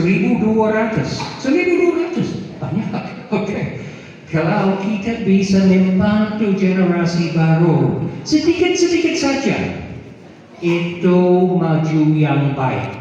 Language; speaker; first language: Indonesian; non-native, fluent; English